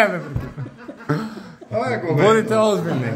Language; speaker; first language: Serbian; native; Serbian